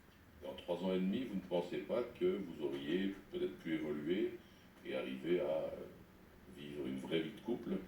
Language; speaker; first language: French; native; French